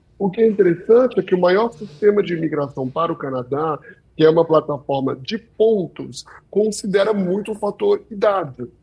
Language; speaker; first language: Portuguese; early bilingual, heritage; Portuguese